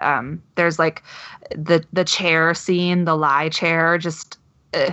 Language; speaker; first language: English; native; English